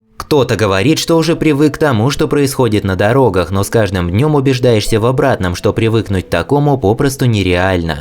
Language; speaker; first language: Russian; native; Russian